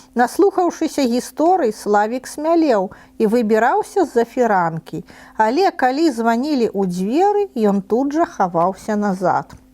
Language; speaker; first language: Belarusian; non-native, local second language; Russian